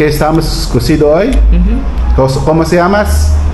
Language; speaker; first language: Spanish; non-native, learner; Filipino